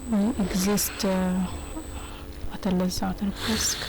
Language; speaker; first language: French; non-native, learner; Arabic